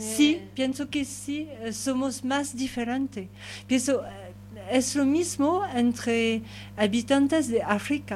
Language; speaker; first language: Spanish; non-native, learner; French